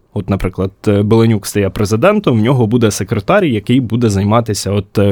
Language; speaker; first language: Ukrainian; native; Ukrainian